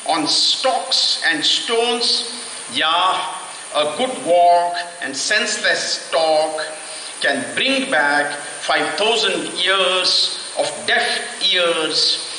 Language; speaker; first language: English; non-native, local second language; Kannada